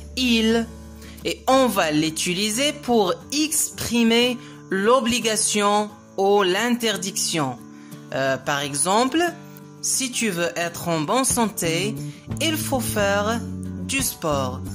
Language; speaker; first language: French; non-native, local second language; Arabic